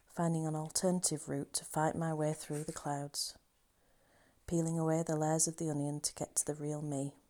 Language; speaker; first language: English; native; English